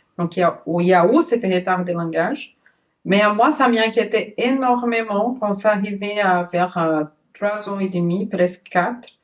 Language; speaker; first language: French; non-native, fluent; Portuguese